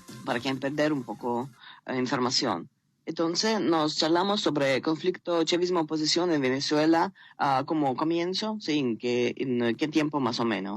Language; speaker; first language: Spanish; non-native, learner; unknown